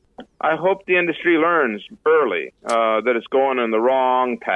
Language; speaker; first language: English; native; English